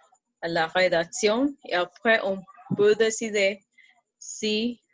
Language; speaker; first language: French; non-native, fluent; Spanish